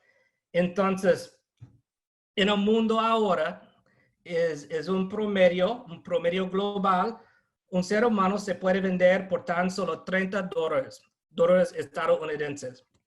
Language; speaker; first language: Spanish; non-native, fluent; English